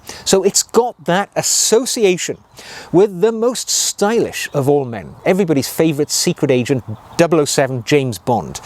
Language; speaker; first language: English; native; English